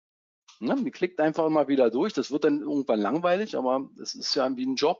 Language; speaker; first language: German; native; German